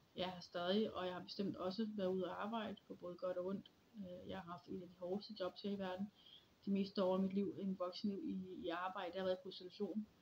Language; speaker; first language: Danish; early bilingual, other home language; Polish